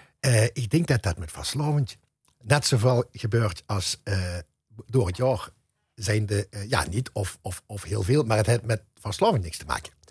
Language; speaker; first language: Dutch; non-native, local second language; Limburgish